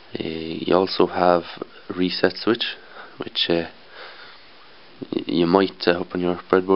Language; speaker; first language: English; native; English